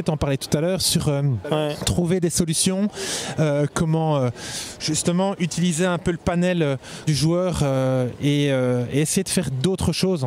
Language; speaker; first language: French; native; French